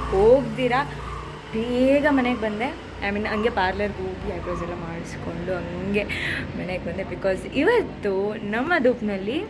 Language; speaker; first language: Kannada; non-native, local second language; Tamil